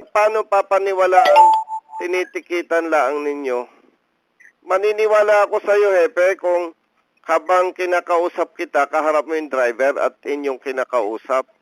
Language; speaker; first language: Filipino; native; Filipino